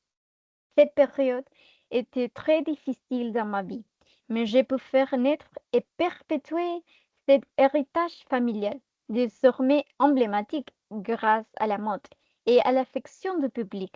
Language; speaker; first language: French; non-native, fluent; Spanish